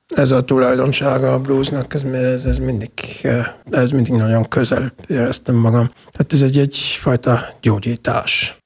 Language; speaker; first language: Hungarian; non-native, fluent; German